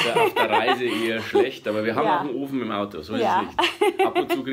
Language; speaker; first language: German; native; German